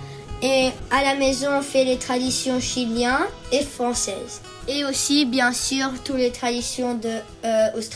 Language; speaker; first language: French; early bilingual, heritage; French